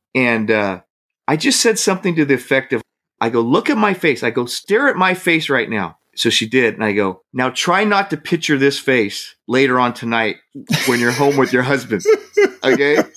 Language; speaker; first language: English; native; English